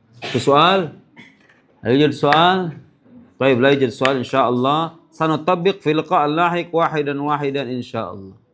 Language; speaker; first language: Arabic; non-native, fluent; Indonesian